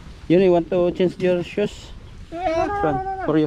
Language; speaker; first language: English; non-native, local second language; Filipino